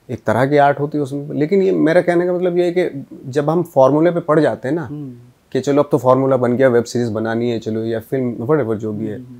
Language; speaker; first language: Hindi; native; Hindi